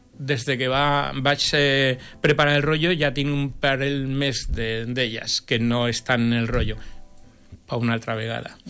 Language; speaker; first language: Catalan; non-native, local second language; Spanish